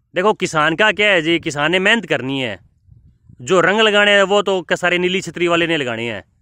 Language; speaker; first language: Hindi; native; Hindi